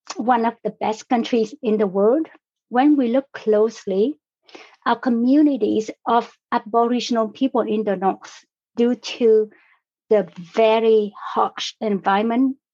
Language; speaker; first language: English; non-native, fluent; Vietnamese